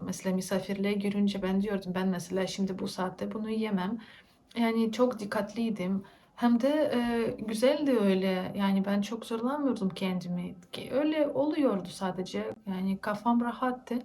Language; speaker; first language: Turkish; non-native, learner; Russian